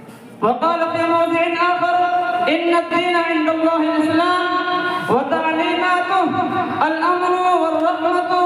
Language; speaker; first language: Arabic; non-native, learner; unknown